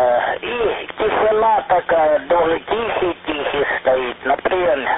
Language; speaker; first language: Russian; native; Russian